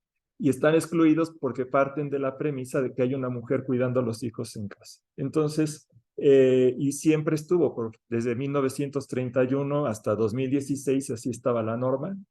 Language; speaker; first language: Spanish; native; Spanish